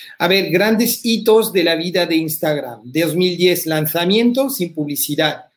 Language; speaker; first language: Spanish; early bilingual, heritage; French